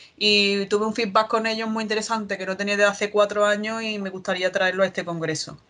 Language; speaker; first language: Spanish; native; Spanish